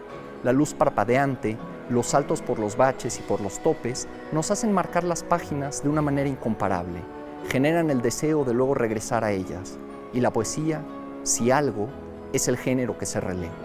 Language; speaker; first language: Spanish; native; Spanish